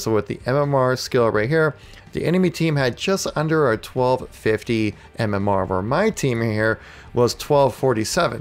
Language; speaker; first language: English; native; English